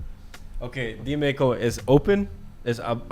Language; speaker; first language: Spanish; non-native, learner; English